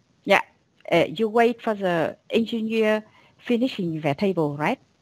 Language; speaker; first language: English; non-native, fluent; Vietnamese